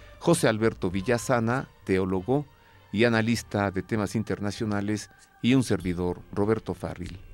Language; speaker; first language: Spanish; native; Spanish